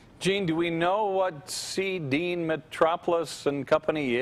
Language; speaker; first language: English; native; English